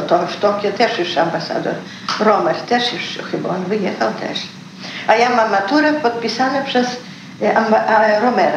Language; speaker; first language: Polish; early bilingual, heritage; Polish